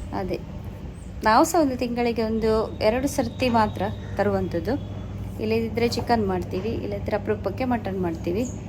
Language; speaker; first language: Kannada; non-native, local second language; Tulu